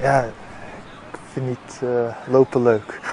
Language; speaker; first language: Dutch; early bilingual, heritage; Dutch